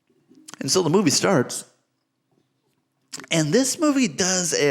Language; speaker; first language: English; native; English